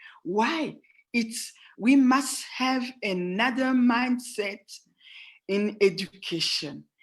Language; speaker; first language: English; non-native, fluent; Rundi